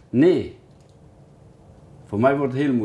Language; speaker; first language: Dutch; non-native, fluent; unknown